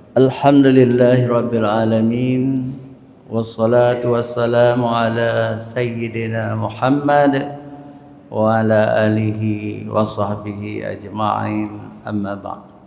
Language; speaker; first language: Malay; non-native, local second language; Achinese